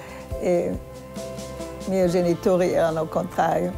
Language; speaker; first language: Italian; non-native, fluent; German